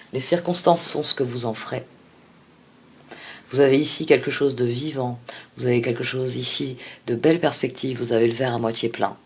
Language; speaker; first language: French; native; French